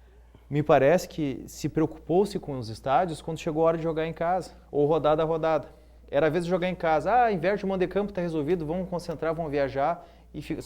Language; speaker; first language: Portuguese; native; Portuguese